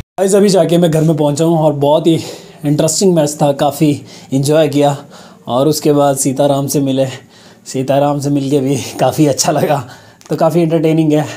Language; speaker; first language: Hindi; native; Hindi